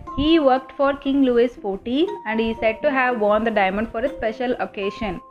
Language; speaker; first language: English; non-native, local second language; Tamil